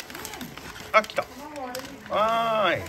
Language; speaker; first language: Japanese; native; Japanese